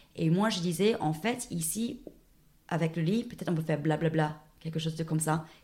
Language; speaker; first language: French; non-native, fluent; English